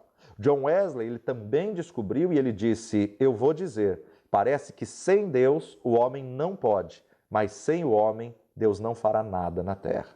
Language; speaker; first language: Portuguese; native; Portuguese